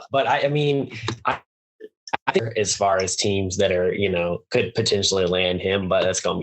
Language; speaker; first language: English; native; English